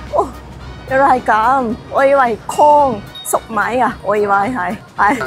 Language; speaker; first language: Cantonese; non-native, fluent; Japanese